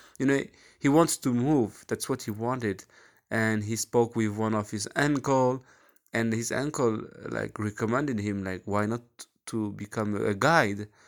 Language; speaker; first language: English; non-native, fluent; French